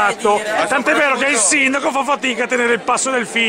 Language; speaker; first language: Italian; native; Italian